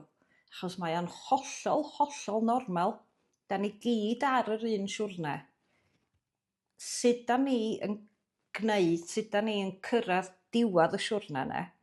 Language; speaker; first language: Welsh; native; Welsh